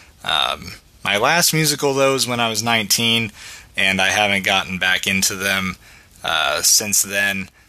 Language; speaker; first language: English; native; English